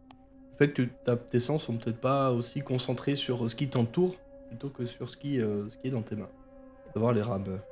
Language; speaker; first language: French; native; French